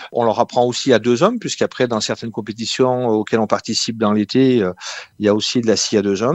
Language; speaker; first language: French; native; French